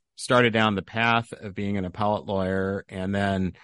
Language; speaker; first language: English; native; English